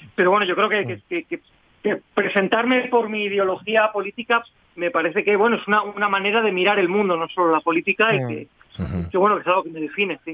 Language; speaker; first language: Spanish; native; Spanish